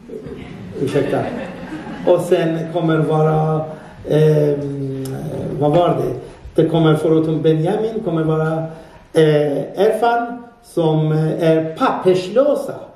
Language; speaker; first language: Swedish; non-native, fluent; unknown